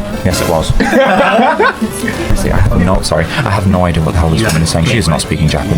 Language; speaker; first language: English; native; English